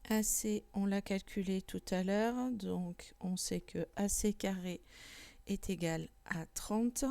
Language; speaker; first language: French; native; French